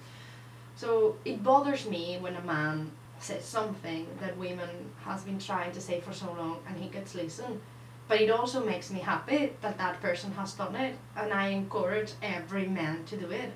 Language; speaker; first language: English; non-native, fluent; Spanish